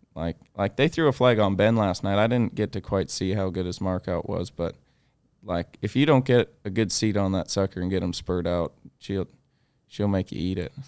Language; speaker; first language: English; native; English